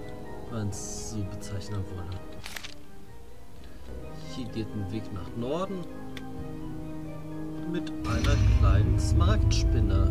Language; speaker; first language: German; native; German